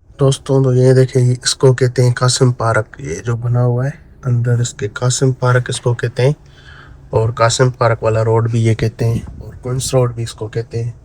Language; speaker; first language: Urdu; non-native, local second language; Sindhi